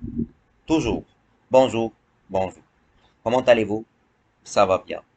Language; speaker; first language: French; non-native, fluent; Arabic